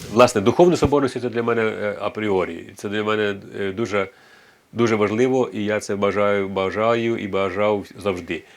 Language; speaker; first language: Ukrainian; native; Ukrainian